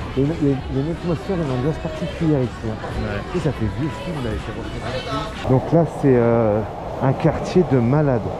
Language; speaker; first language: French; native; French